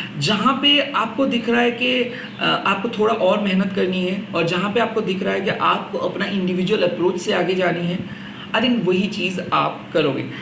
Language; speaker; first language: Hindi; non-native, local second language; Bangla